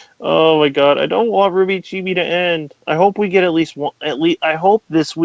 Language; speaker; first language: English; native; English